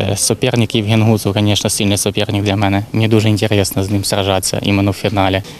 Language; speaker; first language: Ukrainian; native; Ukrainian